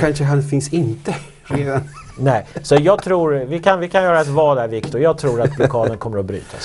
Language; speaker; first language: Swedish; native; Swedish